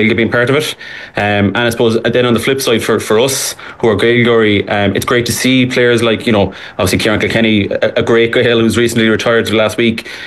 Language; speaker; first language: English; native; English